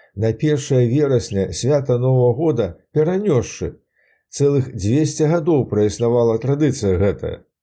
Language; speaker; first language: Belarusian; native; Belarusian